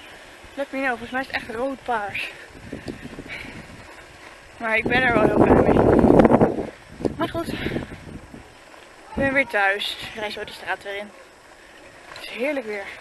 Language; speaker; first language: Dutch; native; Dutch